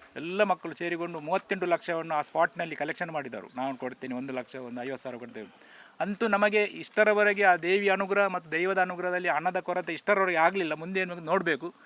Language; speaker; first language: Kannada; native; Kannada